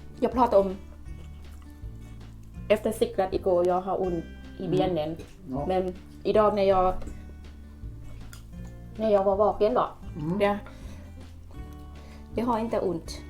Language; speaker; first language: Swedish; non-native, learner; Thai